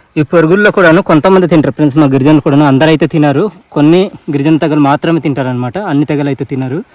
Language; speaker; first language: Telugu; native; Telugu